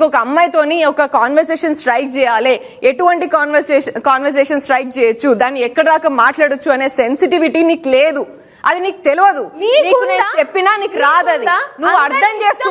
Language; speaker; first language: Telugu; native; Telugu